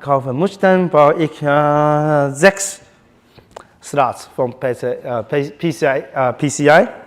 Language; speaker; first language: German; non-native, learner; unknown